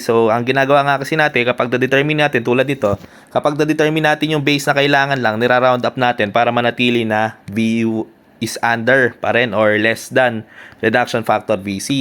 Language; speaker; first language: Filipino; native; Filipino